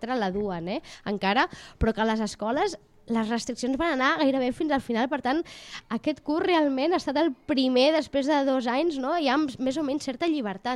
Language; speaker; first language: Catalan; native; Catalan